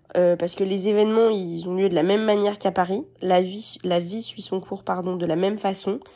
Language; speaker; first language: French; native; French